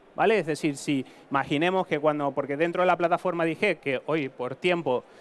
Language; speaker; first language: Spanish; native; Spanish